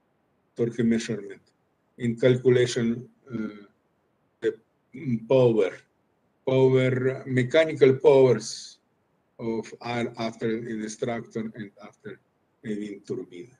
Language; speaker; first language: English; non-native, learner; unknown